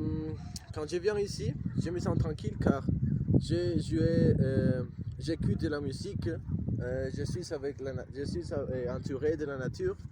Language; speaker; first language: French; non-native, learner; Spanish